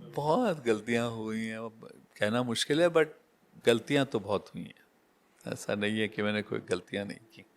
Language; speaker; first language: Hindi; native; Hindi